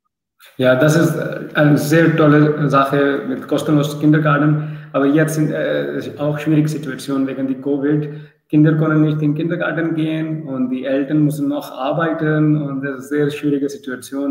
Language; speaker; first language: German; non-native, learner; Urdu